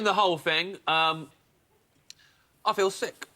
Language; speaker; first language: English; native; English